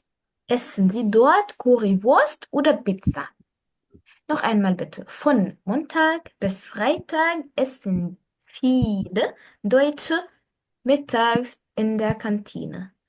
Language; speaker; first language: German; non-native, fluent; Arabic